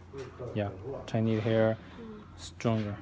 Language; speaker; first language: English; non-native, learner; Chinese